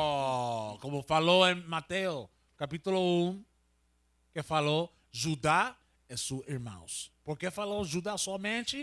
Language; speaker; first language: Portuguese; non-native, learner; Spanish